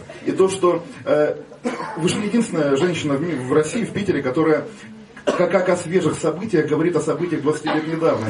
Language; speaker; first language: Russian; native; Russian